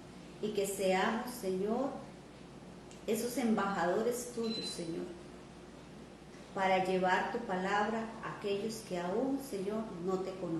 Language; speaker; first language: Spanish; native; Spanish